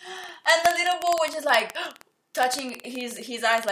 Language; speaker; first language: English; non-native, fluent; Spanish